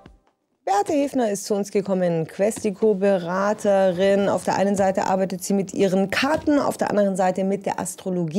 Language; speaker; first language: German; native; German